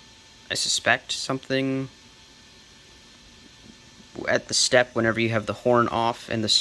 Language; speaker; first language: English; native; English